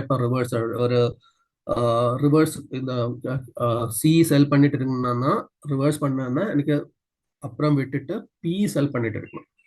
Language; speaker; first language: Tamil; non-native, learner; Malayalam